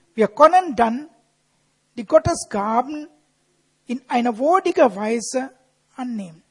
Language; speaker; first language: German; non-native, fluent; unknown